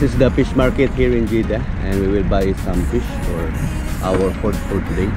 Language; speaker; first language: English; non-native, local second language; Filipino